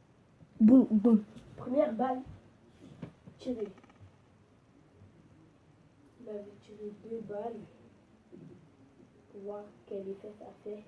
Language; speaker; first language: French; native; French